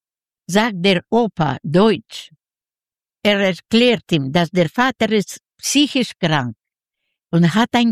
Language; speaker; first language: German; non-native, fluent; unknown